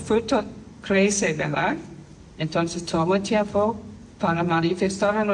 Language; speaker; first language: Spanish; non-native, fluent; English